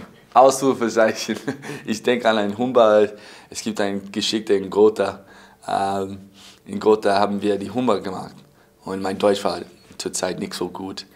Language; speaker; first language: German; non-native, fluent; English